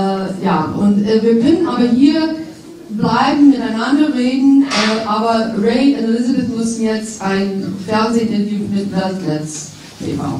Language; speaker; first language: German; non-native, fluent; English